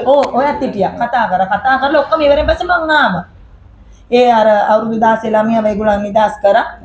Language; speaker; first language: Sinhala; non-native, local second language; Tamil